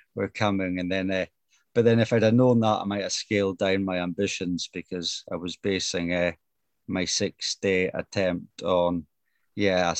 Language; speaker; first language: English; native; English